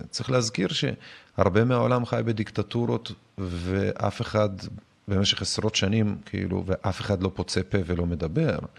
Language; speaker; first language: Hebrew; early bilingual, other home language; Russian